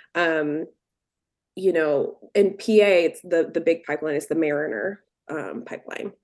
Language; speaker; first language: English; native; English